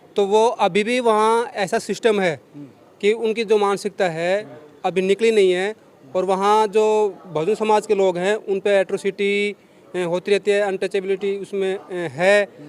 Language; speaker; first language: Hindi; native; Hindi